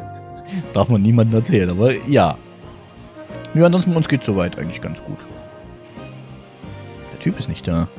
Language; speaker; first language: German; native; German